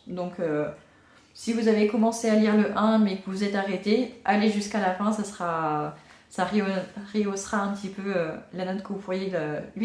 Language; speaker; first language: French; native; French